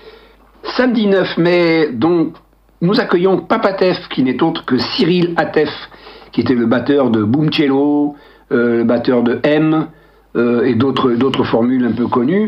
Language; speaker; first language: French; native; French